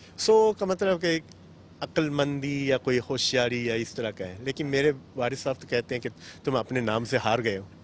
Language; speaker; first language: Urdu; non-native, fluent; Japanese